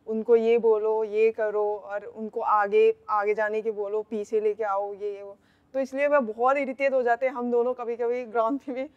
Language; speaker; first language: Hindi; non-native, local second language; Manipuri